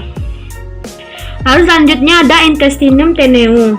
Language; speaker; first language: Indonesian; native; Indonesian